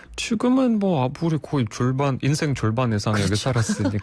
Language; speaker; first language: Korean; non-native, fluent; Russian